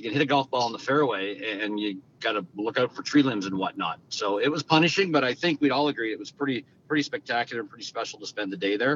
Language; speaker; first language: English; native; English